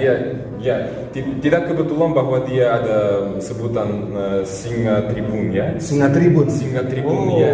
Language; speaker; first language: Indonesian; non-native, fluent; Russian